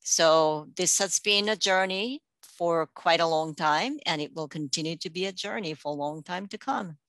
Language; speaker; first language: English; non-native, local second language; Japanese